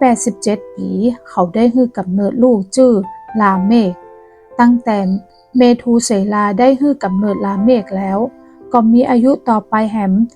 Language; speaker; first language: Thai; non-native, local second language; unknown